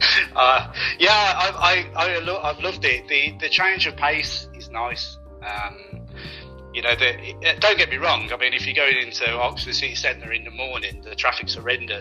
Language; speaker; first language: English; native; English